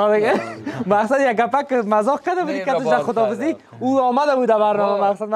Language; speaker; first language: Persian; native; Persian